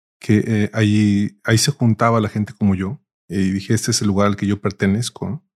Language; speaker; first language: Spanish; native; Spanish